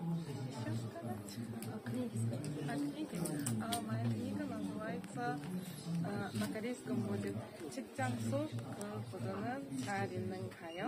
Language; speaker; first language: Russian; non-native, fluent; Korean